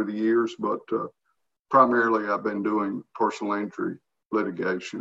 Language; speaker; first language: English; native; English